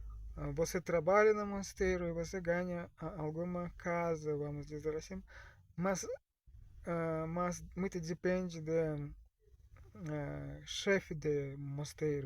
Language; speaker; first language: Portuguese; non-native, learner; Russian